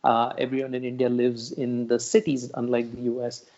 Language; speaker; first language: English; non-native, local second language; Marathi